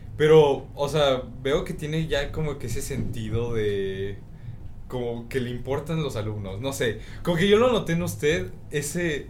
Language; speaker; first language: Spanish; native; Spanish